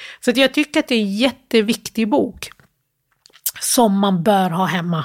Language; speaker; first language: Swedish; early bilingual, other home language; Arabic